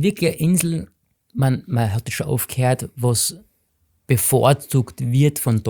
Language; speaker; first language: German; native; German